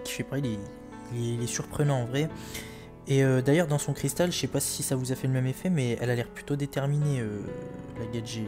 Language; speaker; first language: French; native; French